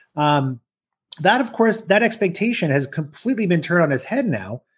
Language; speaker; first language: English; early bilingual, other home language; French